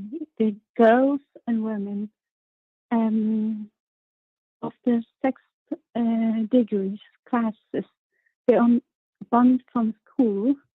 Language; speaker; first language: English; non-native, learner; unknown